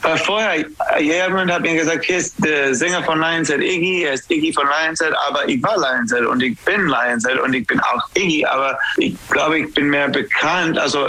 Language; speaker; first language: German; non-native, fluent; English